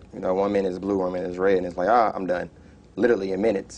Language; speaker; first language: English; native; English